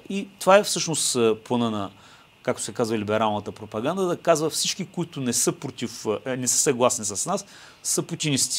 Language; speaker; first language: Bulgarian; native; Bulgarian